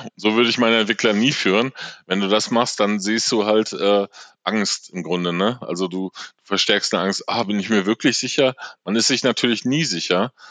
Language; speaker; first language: German; native; German